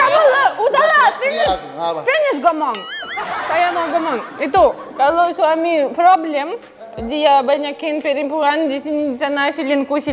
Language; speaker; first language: Indonesian; non-native, learner; Russian